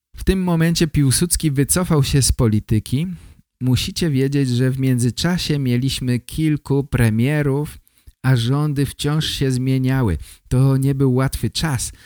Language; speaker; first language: Polish; native; Polish